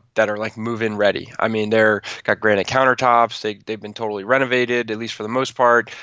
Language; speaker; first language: English; native; English